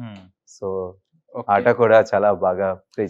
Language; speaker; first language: Telugu; non-native, learner; Hindi